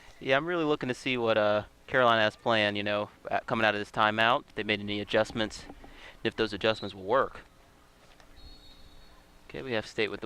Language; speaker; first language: English; native; English